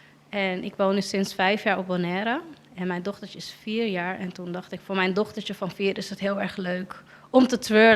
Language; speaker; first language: Dutch; native; Dutch